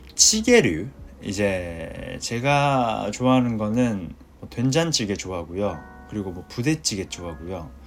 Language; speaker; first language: Korean; non-native, fluent; Japanese